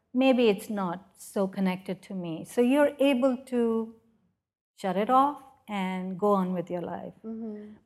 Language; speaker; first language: English; non-native, local second language; Urdu